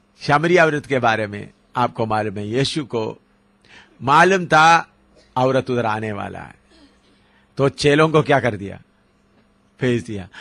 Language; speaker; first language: Hindi; non-native, local second language; Malayalam